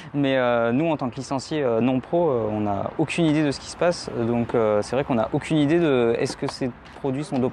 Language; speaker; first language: French; native; French